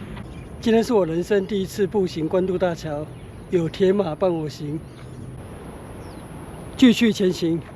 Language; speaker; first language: Chinese; native; Chinese